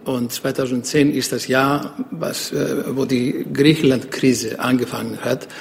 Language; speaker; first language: German; non-native, fluent; Greek